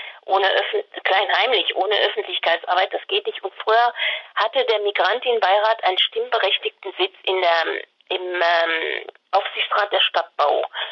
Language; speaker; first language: German; non-native, fluent; French